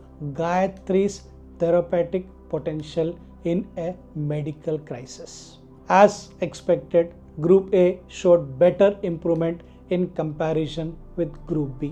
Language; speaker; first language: English; non-native, local second language; Telugu